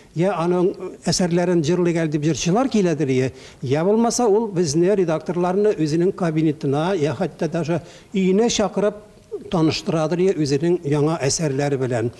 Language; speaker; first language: Tatar; native; Tatar